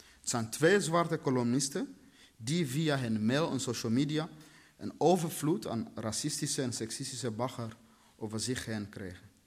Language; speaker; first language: Dutch; early bilingual, other home language; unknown